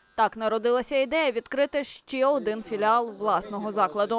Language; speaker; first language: Ukrainian; native; Ukrainian